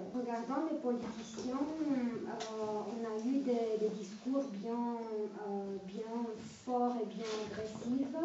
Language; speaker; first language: French; non-native, fluent; Romanian